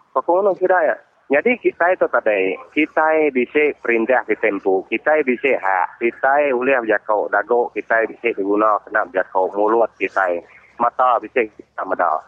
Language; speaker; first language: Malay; native; Malay